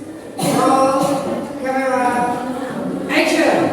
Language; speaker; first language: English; non-native, fluent; Indonesian